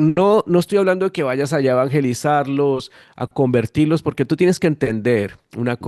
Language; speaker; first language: Spanish; native; Spanish